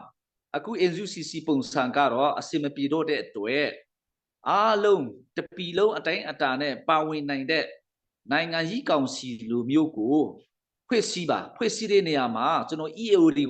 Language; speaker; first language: Burmese; non-native, local second language; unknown